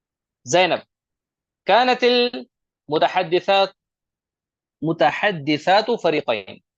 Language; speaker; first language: Arabic; non-native, fluent; Urdu